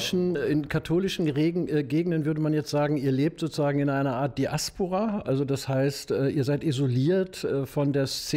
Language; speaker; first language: German; native; German